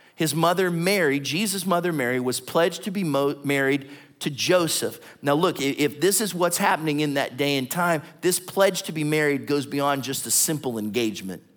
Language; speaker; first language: English; native; English